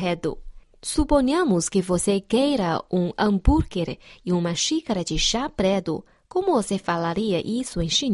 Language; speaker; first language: Portuguese; non-native, fluent; Chinese